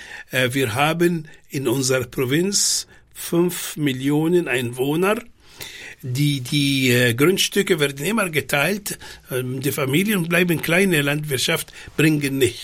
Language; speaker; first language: German; non-native, fluent; Arabic